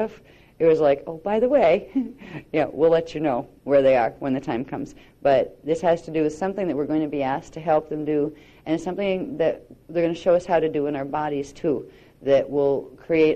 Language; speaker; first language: English; native; English